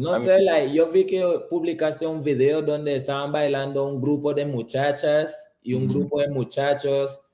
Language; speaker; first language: Spanish; early bilingual, heritage; Spanish